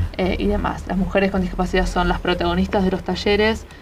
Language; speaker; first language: Spanish; native; Spanish